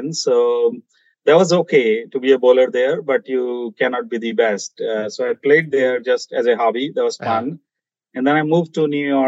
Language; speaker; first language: English; non-native, local second language; Hindi